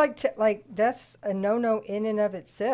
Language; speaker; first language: English; native; English